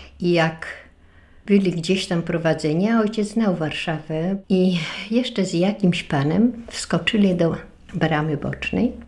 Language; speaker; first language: Polish; native; Polish